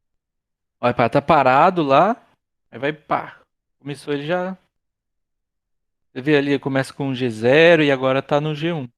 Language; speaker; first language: Portuguese; native; Portuguese